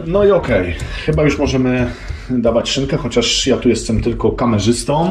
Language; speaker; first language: Polish; native; Polish